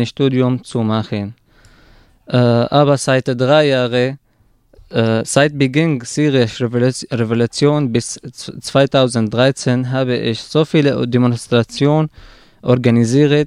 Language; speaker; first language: German; non-native, learner; Arabic